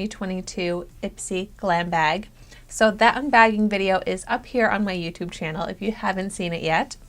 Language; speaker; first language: English; native; English